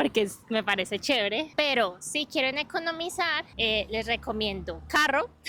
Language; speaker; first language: Spanish; native; Spanish